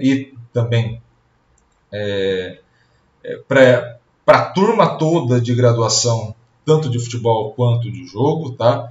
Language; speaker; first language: Portuguese; native; Portuguese